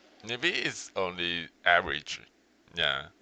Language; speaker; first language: English; non-native, learner; Chinese